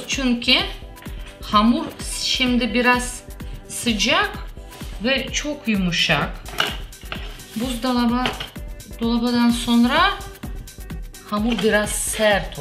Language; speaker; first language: Turkish; non-native, learner; Russian